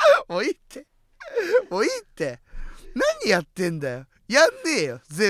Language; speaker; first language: Japanese; native; Japanese